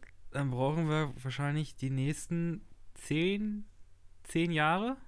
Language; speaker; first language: German; native; German